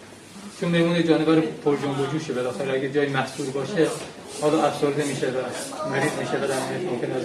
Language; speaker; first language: Persian; native; Persian